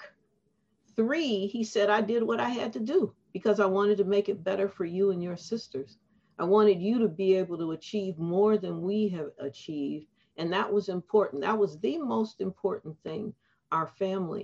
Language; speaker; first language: English; native; English